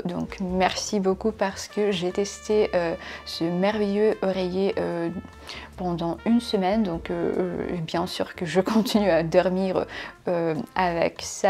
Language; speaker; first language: French; non-native, fluent; Russian